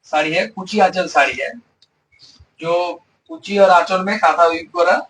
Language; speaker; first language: Hindi; non-native, local second language; Bangla